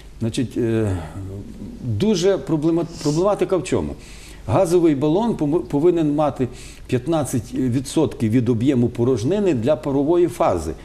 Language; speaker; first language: Ukrainian; native; Ukrainian